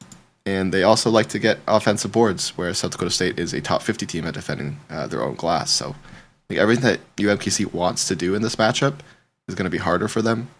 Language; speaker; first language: English; native; English